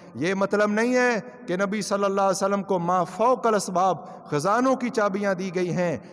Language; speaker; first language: Urdu; non-native, local second language; Punjabi